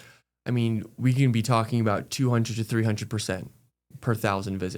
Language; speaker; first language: English; native; English